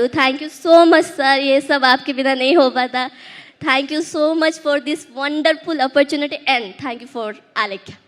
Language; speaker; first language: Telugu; non-native, local second language; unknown